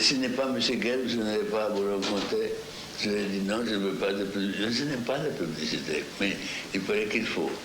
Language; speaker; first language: French; non-native, fluent; Russian